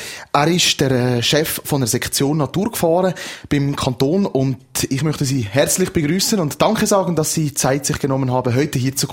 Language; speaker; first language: German; native; German